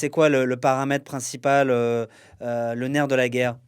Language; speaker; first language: French; native; French